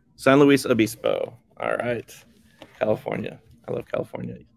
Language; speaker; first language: English; native; English